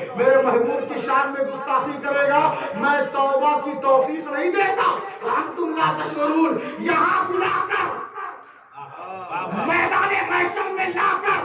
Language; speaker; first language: Urdu; native; Urdu